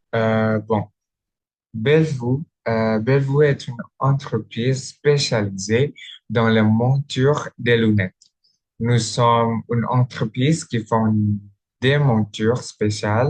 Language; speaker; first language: French; non-native, learner; Indonesian